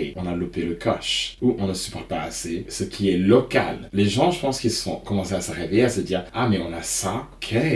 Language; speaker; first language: French; non-native, local second language; Wolof